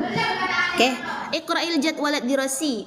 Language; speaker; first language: Arabic; non-native, fluent; Indonesian